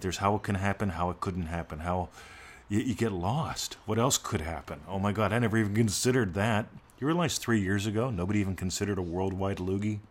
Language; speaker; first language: English; native; English